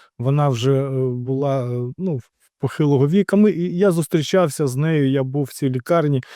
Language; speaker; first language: Ukrainian; native; Ukrainian